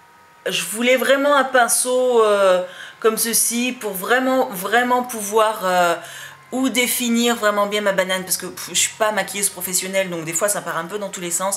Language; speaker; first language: French; native; French